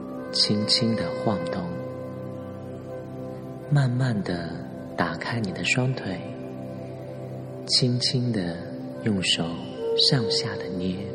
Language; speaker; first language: Chinese; native; Chinese